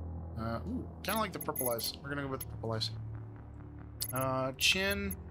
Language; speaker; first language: English; native; English